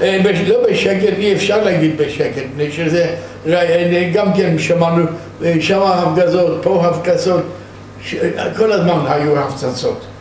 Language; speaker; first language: Hebrew; non-native, fluent; Yiddish